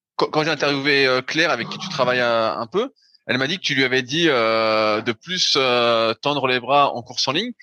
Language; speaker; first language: French; native; French